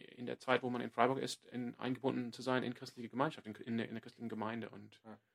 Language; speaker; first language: German; non-native, fluent; English